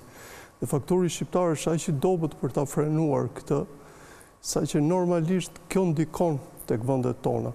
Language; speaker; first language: Albanian; native; Albanian